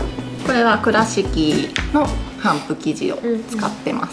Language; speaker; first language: Japanese; native; Japanese